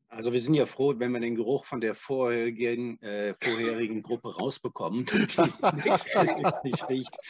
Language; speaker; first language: German; native; German